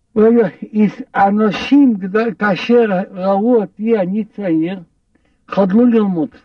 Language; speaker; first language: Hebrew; non-native, fluent; Russian